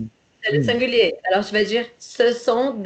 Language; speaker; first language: French; non-native, fluent; Portuguese